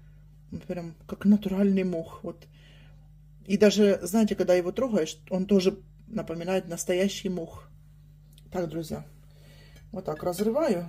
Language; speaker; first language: Russian; native; Russian